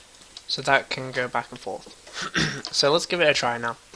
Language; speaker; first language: English; native; English